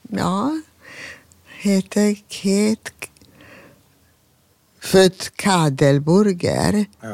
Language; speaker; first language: Swedish; non-native, fluent; Hungarian